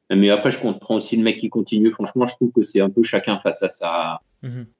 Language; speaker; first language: French; native; French